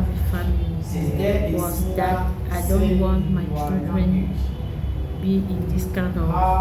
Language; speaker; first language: English; non-native, learner; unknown